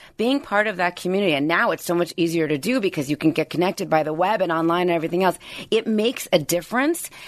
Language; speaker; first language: English; native; English